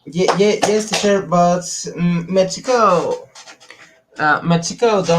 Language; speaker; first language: English; non-native, learner; Spanish